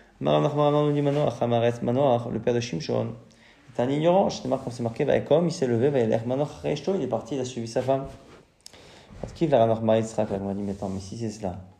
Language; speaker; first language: French; native; French